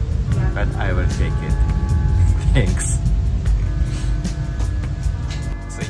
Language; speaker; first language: English; non-native, learner; Japanese